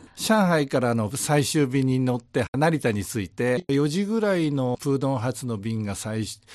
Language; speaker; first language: Japanese; native; Japanese